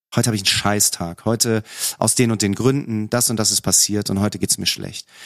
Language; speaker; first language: German; native; German